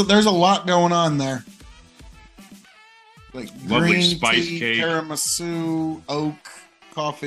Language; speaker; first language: English; native; English